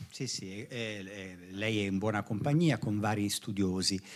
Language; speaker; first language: Italian; native; Italian